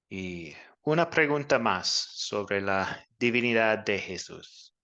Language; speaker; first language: Spanish; non-native, fluent; English